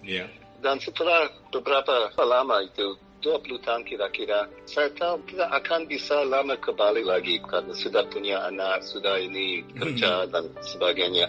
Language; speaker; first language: Indonesian; non-native, fluent; English